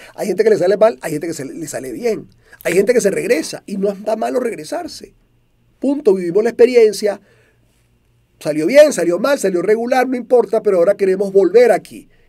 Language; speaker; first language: Spanish; native; Spanish